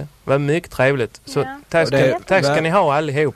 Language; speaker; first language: Swedish; native; Swedish